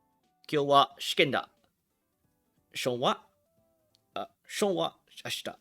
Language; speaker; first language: Japanese; non-native, learner; English